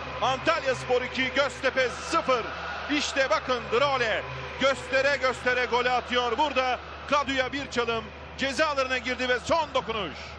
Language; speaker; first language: Turkish; native; Turkish